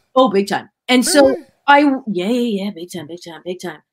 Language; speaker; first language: English; native; English